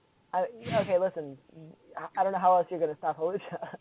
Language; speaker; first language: English; native; English